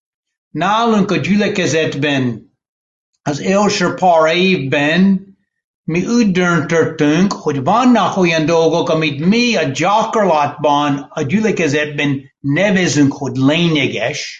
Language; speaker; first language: Hungarian; non-native, fluent; English